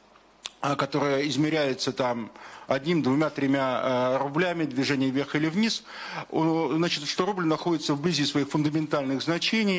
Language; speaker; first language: Russian; native; Russian